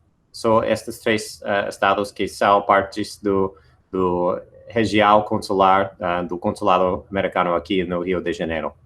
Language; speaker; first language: Portuguese; non-native, fluent; English